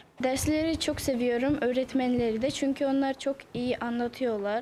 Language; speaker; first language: Turkish; early bilingual, heritage; Turkish